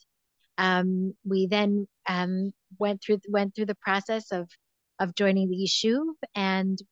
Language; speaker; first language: English; native; English